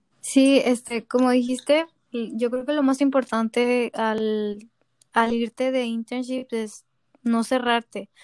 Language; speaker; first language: Spanish; native; Spanish